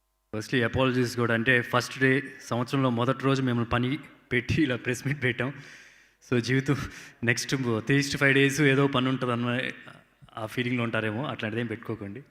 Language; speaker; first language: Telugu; native; Telugu